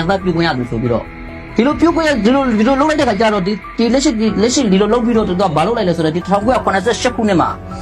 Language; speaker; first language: Burmese; non-native, local second language; Rohingya